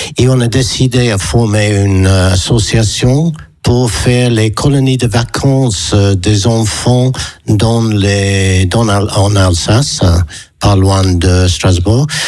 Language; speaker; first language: French; non-native, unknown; English